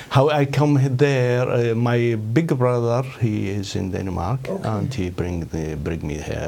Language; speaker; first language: English; non-native, learner; Arabic